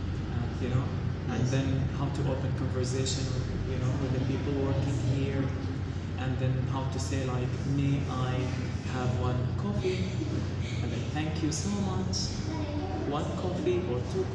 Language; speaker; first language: English; non-native, learner; Arabic